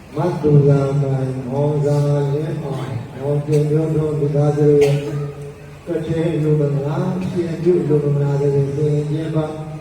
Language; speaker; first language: Burmese; native; Burmese